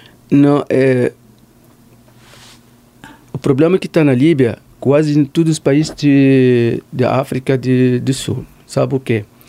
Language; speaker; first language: Portuguese; non-native, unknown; Arabic